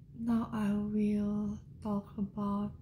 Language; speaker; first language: English; non-native, learner; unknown